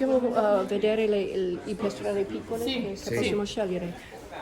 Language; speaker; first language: Italian; non-native, learner; English